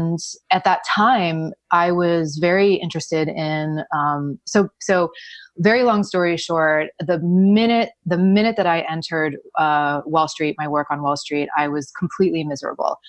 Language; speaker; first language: English; native; English